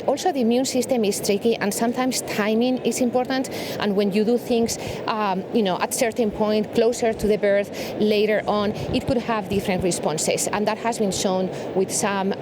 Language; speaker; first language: English; non-native, fluent; Spanish